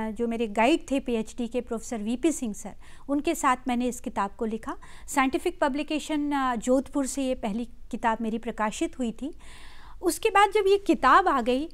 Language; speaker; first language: Hindi; native; Hindi